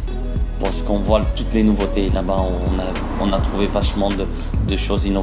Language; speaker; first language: French; non-native, fluent; Portuguese